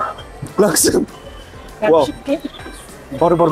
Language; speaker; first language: Indonesian; non-native, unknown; Japanese